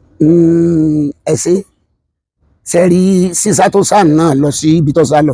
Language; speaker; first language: Yoruba; native; Yoruba